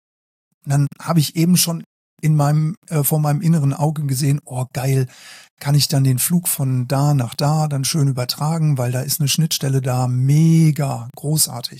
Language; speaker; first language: German; native; German